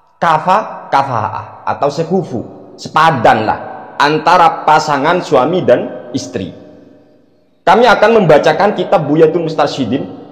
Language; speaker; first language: Indonesian; non-native, local second language; Madurese